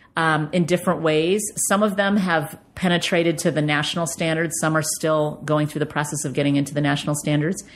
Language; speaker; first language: English; native; English